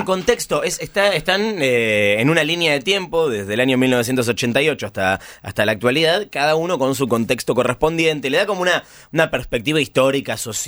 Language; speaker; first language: Spanish; native; Spanish